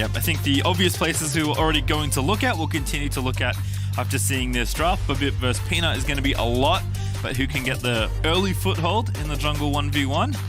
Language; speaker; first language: English; native; English